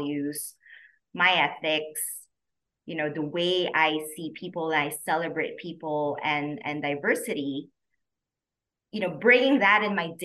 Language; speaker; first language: English; non-native, local second language; Filipino